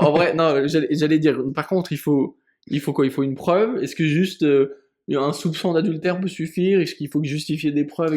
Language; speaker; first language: French; native; French